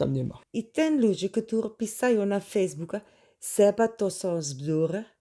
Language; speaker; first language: Polish; non-native, learner; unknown